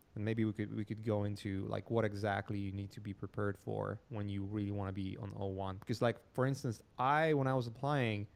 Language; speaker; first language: English; non-native, fluent; Polish